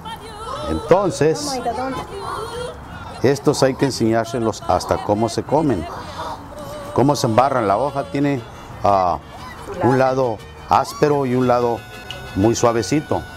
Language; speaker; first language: Spanish; native; Spanish